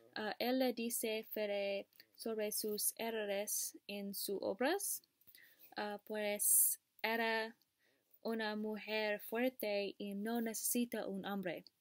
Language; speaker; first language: Spanish; non-native, learner; English